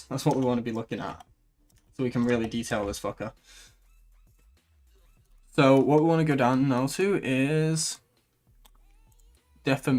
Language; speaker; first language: English; native; English